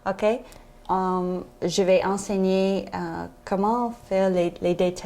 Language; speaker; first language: French; non-native, learner; English